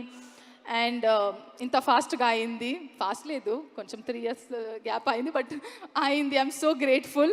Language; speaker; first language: Telugu; non-native, learner; Tulu